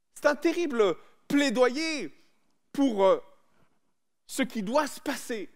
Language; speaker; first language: French; native; French